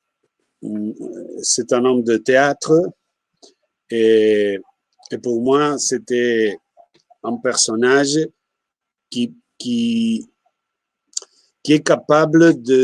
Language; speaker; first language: French; non-native, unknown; Spanish